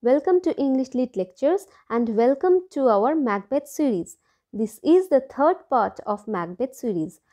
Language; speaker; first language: English; non-native, local second language; Bangla